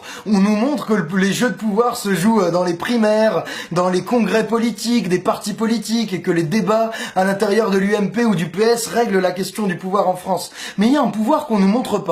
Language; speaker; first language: French; native; French